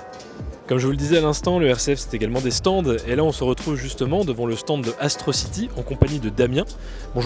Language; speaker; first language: French; native; French